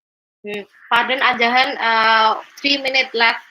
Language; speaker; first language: English; non-native, learner; Indonesian